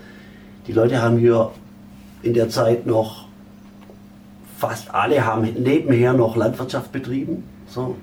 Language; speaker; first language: German; native; German